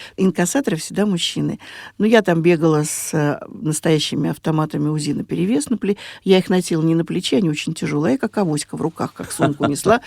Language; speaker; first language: Russian; native; Russian